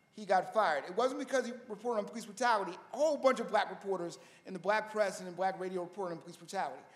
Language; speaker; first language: English; native; English